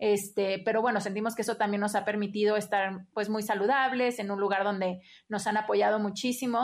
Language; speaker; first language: Spanish; native; Spanish